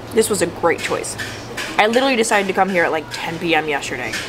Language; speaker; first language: English; native; English